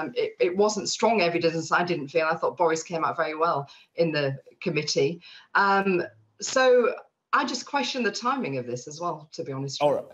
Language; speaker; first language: English; native; English